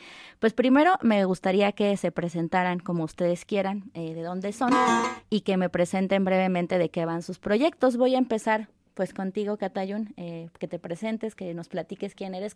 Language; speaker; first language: Spanish; native; Spanish